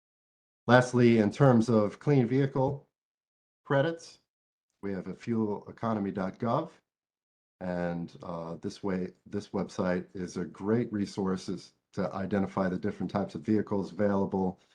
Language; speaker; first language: English; native; English